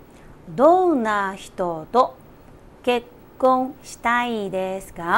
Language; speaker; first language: Japanese; non-native, fluent; Chinese